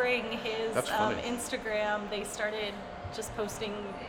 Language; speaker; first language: English; native; English